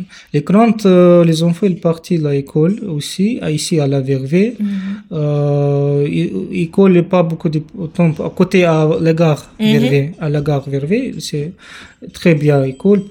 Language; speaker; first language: French; non-native, learner; Romanian